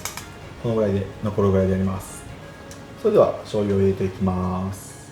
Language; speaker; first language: Japanese; native; Japanese